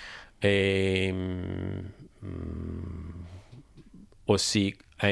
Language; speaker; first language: French; non-native, learner; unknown